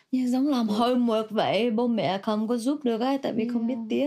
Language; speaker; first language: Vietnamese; early bilingual, heritage; Vietnamese